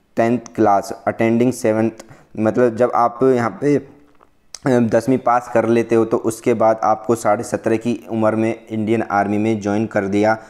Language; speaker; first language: Hindi; native; Hindi